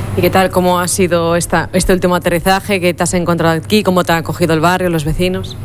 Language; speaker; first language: Spanish; native; Spanish